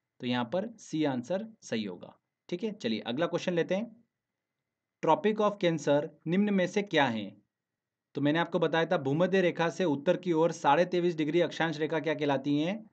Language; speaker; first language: Hindi; native; Hindi